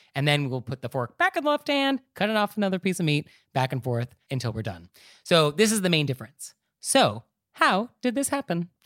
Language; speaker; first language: English; native; English